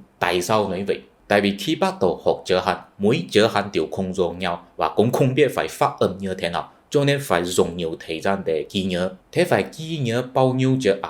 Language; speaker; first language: Vietnamese; non-native, fluent; Chinese